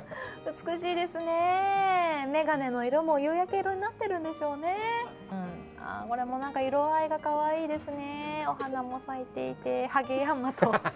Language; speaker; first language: Japanese; native; Japanese